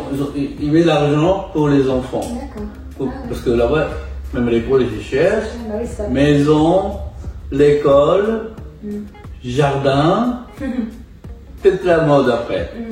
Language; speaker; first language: French; non-native, fluent; Japanese